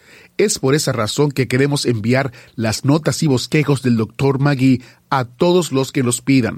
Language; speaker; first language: Spanish; native; Spanish